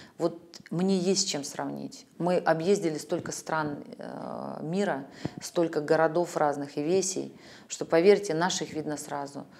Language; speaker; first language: Russian; native; Russian